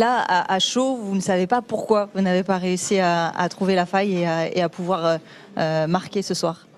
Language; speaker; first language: French; native; French